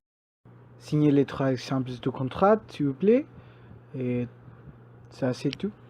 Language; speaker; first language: French; non-native, learner; Spanish